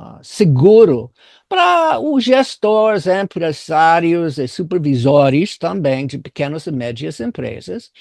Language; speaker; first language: Portuguese; non-native, fluent; English